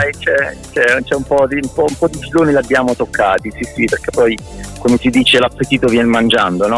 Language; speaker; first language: Italian; native; Italian